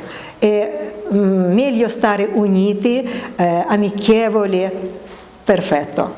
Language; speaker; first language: Italian; non-native, learner; Russian